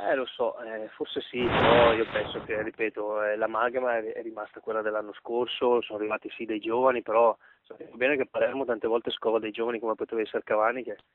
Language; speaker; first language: Italian; native; Italian